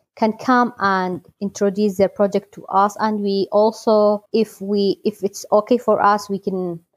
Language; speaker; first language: English; non-native, learner; Kurdish